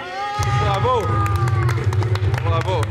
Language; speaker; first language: English; non-native, learner; French